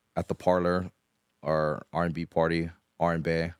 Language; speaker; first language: English; native; English